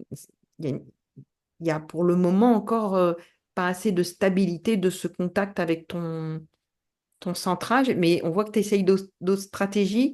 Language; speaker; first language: French; native; French